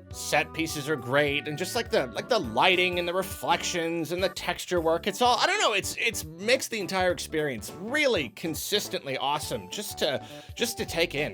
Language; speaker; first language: English; native; English